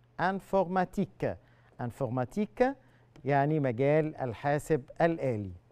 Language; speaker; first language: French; non-native, fluent; Arabic